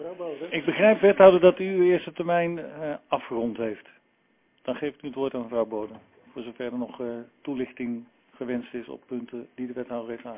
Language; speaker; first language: Dutch; native; Dutch